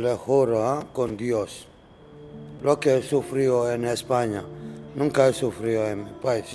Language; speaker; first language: Spanish; non-native, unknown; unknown